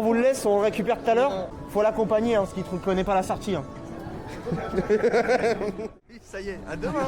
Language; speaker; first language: French; native; French